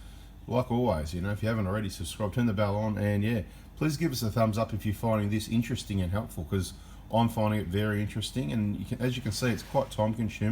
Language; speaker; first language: English; native; English